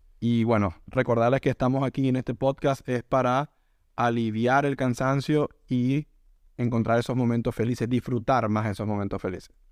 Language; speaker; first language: Spanish; native; Spanish